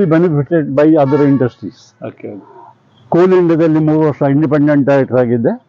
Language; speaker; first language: Kannada; native; Kannada